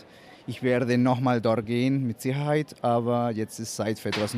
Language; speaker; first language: German; non-native, fluent; Spanish